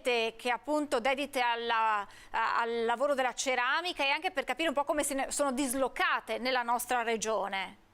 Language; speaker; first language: Italian; native; Italian